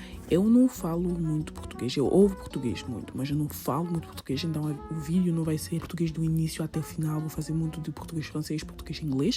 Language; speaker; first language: Portuguese; non-native, learner; French